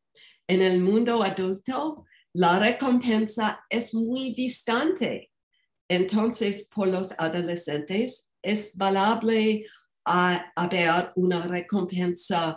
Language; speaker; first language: Spanish; non-native, fluent; English